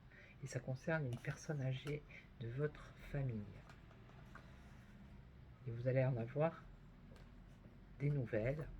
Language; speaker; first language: French; native; French